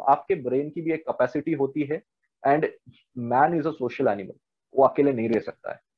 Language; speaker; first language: Hindi; non-native, local second language; Marathi